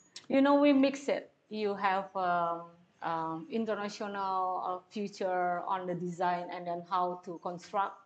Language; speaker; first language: English; non-native, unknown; Indonesian